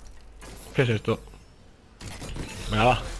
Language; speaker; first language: Spanish; native; Spanish